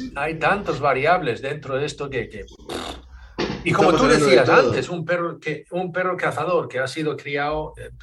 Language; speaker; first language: Spanish; non-native, fluent; Swedish